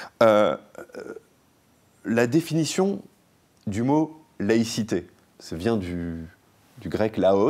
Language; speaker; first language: French; native; French